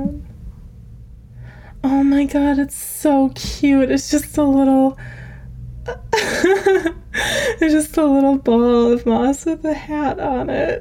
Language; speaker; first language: English; native; English